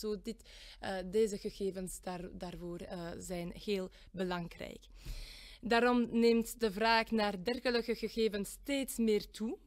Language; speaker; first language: Dutch; non-native, local second language; French